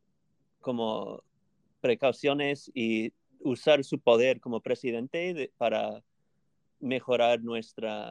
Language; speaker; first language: Spanish; non-native, fluent; English